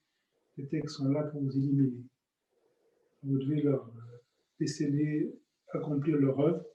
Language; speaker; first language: French; native; French